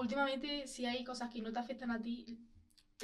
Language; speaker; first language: Spanish; native; Spanish